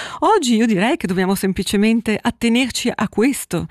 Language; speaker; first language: Italian; native; Italian